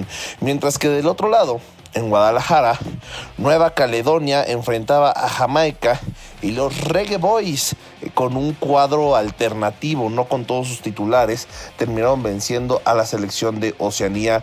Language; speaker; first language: Spanish; native; Spanish